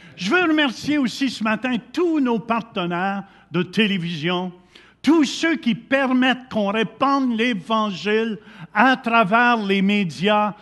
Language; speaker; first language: French; native; French